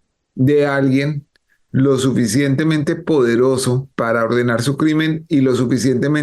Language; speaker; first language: Spanish; native; Spanish